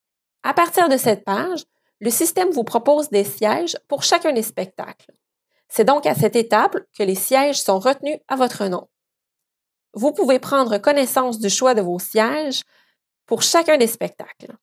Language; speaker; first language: French; native; French